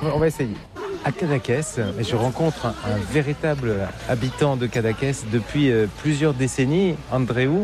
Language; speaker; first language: French; native; French